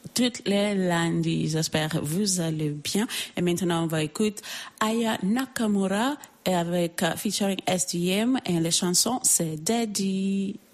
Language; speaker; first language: French; non-native, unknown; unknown